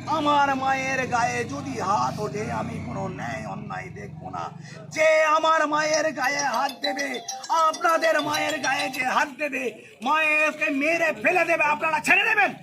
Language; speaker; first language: Bangla; non-native, local second language; Santali